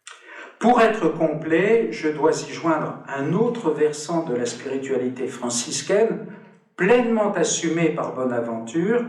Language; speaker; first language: French; native; French